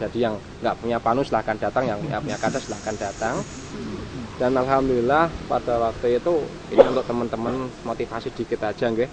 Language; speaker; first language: Indonesian; non-native, local second language; Javanese